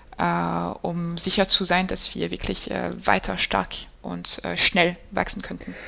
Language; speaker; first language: German; non-native, fluent; French